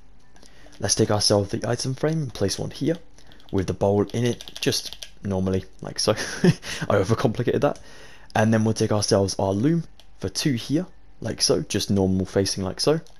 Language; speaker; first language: English; native; English